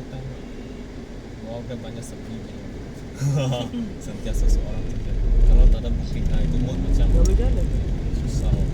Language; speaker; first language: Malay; non-native, local second language; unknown